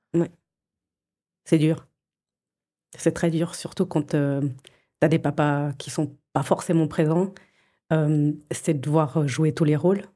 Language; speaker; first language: French; early bilingual, other home language; Portuguese